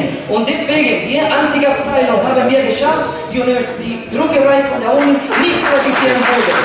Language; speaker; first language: German; non-native, learner; Spanish